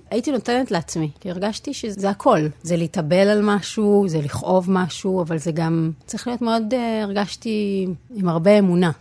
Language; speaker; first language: Hebrew; native; Hebrew